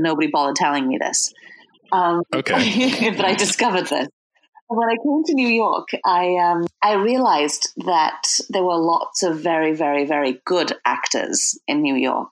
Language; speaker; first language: English; native; English